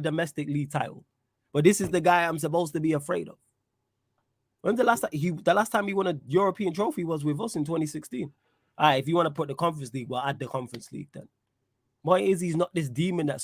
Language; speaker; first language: English; native; English